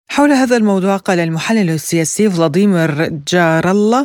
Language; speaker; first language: Arabic; native; Arabic